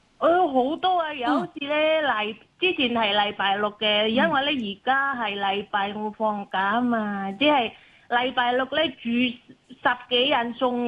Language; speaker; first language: Cantonese; non-native, local second language; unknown